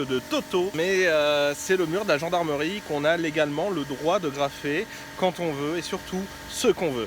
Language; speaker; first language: French; native; French